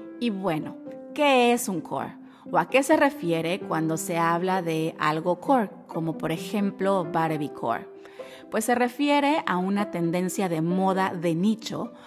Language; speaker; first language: Spanish; native; Spanish